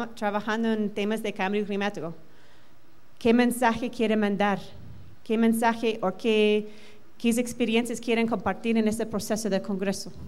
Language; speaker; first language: Spanish; non-native, fluent; English